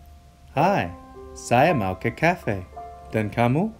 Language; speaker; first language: Indonesian; non-native, learner; English